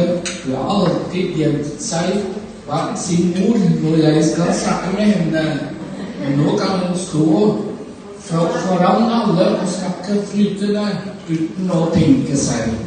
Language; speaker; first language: Norwegian; non-native, fluent; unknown